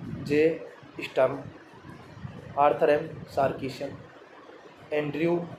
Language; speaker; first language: English; non-native, learner; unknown